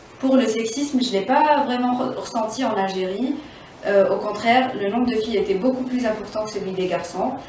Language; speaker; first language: French; non-native, local second language; Arabic